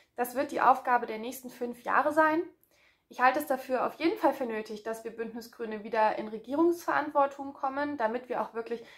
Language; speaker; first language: German; native; German